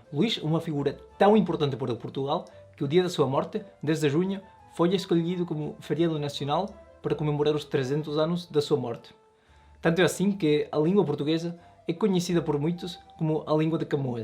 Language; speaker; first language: Portuguese; non-native, learner; Spanish